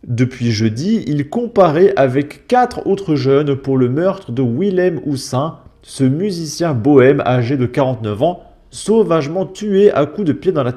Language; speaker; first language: French; native; French